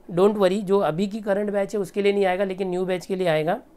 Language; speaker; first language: Hindi; native; Hindi